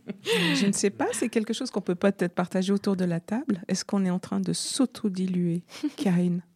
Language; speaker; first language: French; native; French